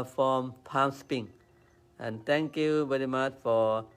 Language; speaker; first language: English; non-native, learner; Thai